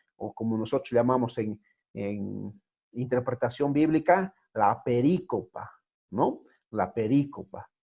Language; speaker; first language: Spanish; native; Spanish